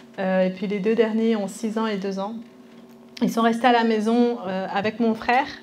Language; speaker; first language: French; early bilingual, other home language; Spanish